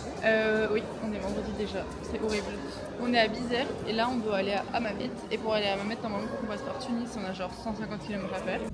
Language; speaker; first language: French; native; French